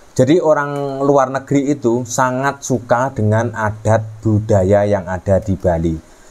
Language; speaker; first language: Indonesian; native; Indonesian